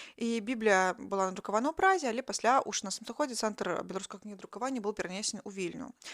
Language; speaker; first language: Belarusian; non-native, local second language; Russian